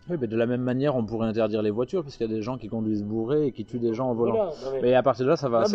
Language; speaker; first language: French; native; French